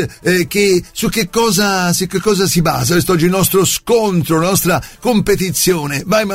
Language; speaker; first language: Italian; native; Italian